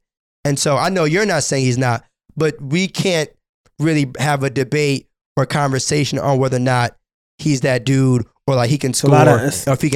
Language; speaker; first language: English; native; English